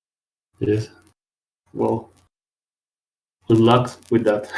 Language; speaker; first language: English; non-native, learner; Spanish